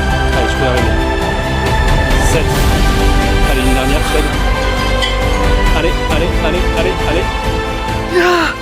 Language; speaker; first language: French; native; French